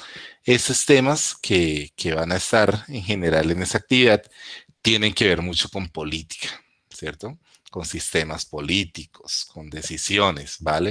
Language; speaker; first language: Spanish; native; Spanish